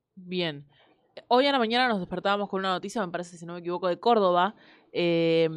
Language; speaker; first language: Spanish; native; Spanish